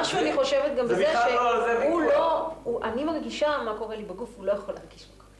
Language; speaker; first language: Hebrew; native; Hebrew